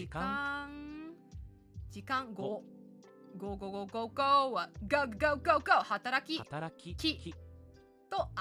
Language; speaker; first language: Japanese; non-native, learner; English